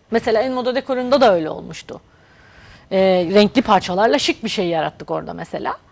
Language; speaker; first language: Turkish; native; Turkish